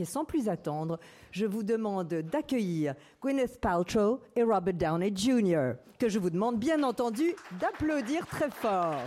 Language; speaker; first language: French; native; French